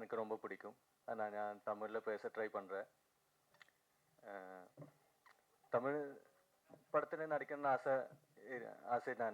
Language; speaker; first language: Tamil; non-native, fluent; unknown